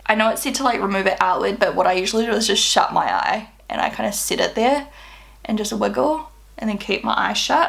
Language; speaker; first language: English; native; English